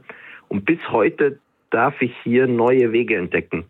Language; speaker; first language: German; native; German